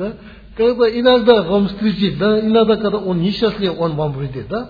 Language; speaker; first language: Russian; non-native, learner; Tibetan